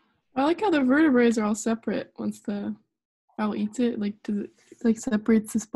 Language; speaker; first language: English; native; English